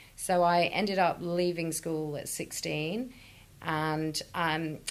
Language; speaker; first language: English; native; English